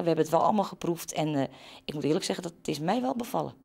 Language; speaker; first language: Dutch; native; Dutch